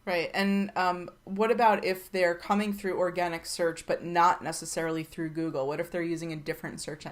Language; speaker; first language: English; native; English